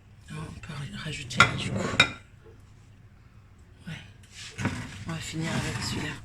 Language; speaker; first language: French; native; French